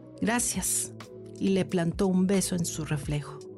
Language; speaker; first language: Spanish; native; Spanish